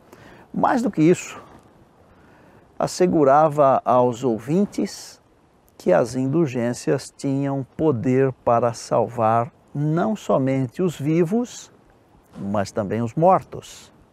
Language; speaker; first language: Portuguese; native; Portuguese